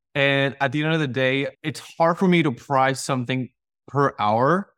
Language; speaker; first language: English; non-native, fluent; Spanish